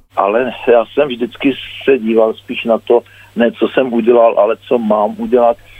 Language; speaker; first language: Czech; native; Czech